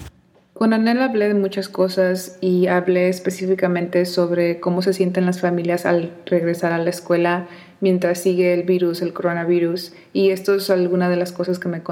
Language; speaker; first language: Spanish; early bilingual, other home language; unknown